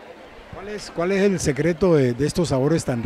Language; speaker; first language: Spanish; native; Spanish